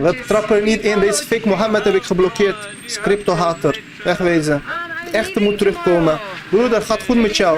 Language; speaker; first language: Dutch; early bilingual, other home language; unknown